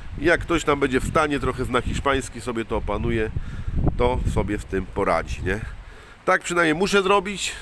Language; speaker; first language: Polish; native; Polish